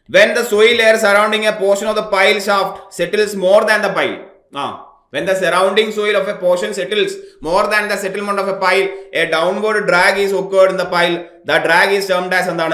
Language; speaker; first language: English; non-native, local second language; Malayalam